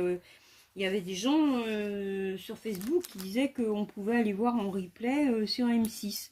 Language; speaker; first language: French; native; French